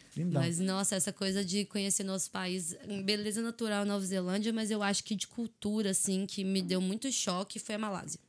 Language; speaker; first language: Portuguese; native; Portuguese